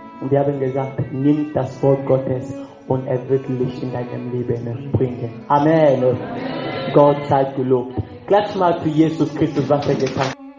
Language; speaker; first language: German; non-native, fluent; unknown